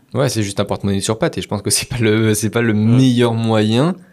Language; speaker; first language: French; native; French